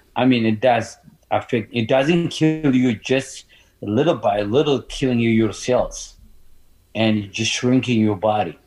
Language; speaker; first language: English; non-native, learner; Amharic